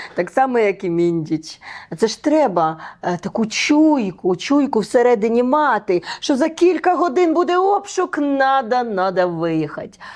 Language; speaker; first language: Ukrainian; native; Ukrainian